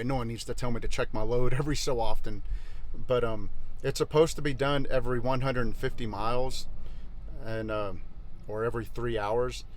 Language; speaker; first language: English; native; English